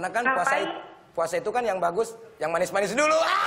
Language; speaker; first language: Indonesian; native; Indonesian